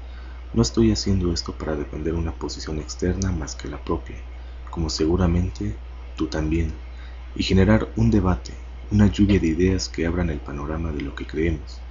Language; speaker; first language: Spanish; native; Spanish